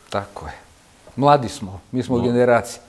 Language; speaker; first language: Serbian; non-native, fluent; Russian